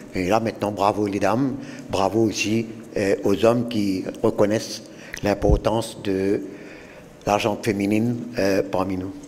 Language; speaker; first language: French; non-native, local second language; Morisyen